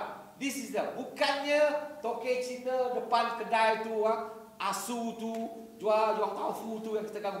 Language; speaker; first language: Malay; native; Malay